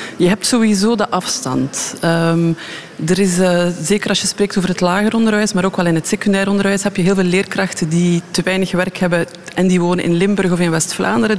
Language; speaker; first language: Dutch; native; Dutch